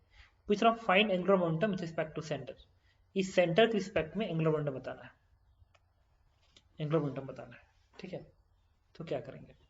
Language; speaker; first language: Hindi; native; Hindi